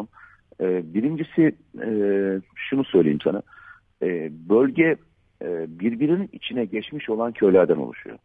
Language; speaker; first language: Turkish; native; Turkish